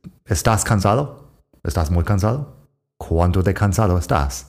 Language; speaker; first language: Spanish; non-native, fluent; English